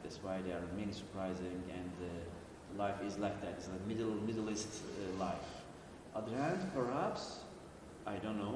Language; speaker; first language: English; non-native, learner; Turkish